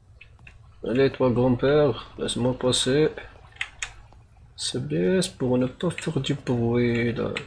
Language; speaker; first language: French; non-native, learner; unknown